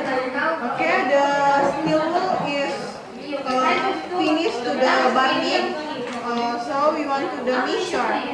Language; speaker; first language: English; non-native, learner; Indonesian